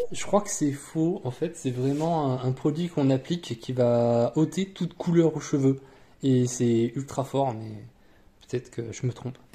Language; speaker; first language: French; native; French